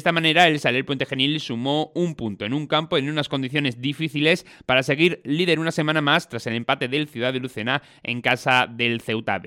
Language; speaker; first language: Spanish; native; Spanish